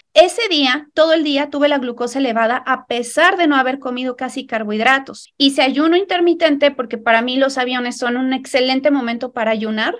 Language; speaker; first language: Spanish; native; Spanish